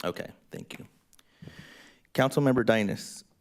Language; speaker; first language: English; native; English